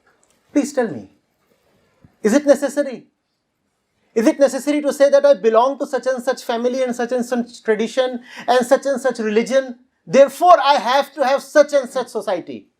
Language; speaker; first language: English; non-native, local second language; Hindi